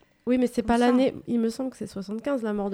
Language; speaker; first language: French; native; French